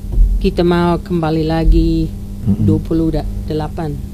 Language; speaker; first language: Indonesian; non-native, learner; English